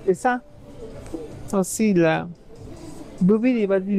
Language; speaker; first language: French; non-native, fluent; Spanish